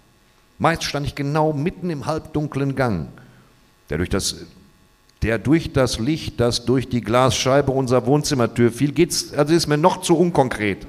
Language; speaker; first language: German; native; German